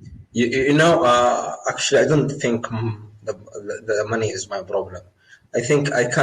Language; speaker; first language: English; non-native, learner; Arabic